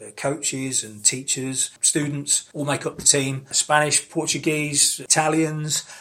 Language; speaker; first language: English; native; English